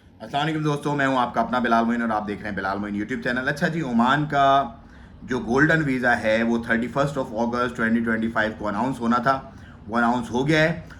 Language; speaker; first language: Urdu; native; Urdu